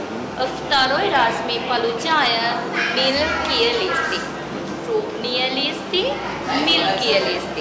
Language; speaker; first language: Russian; non-native, learner; Sinhala